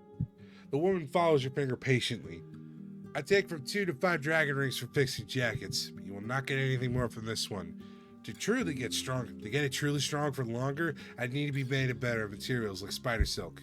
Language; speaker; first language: English; native; English